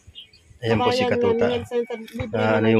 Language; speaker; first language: Filipino; native; Filipino